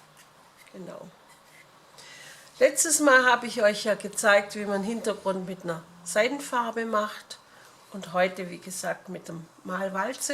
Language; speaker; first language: German; native; German